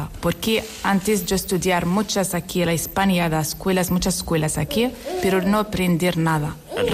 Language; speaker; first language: Catalan; non-native, learner; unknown